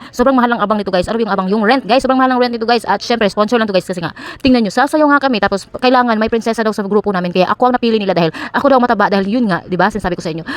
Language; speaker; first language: Filipino; non-native, local second language; Cebuano